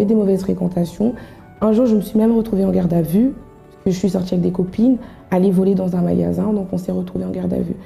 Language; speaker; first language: French; native; French